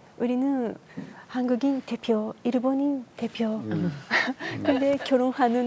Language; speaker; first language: Korean; non-native, learner; Japanese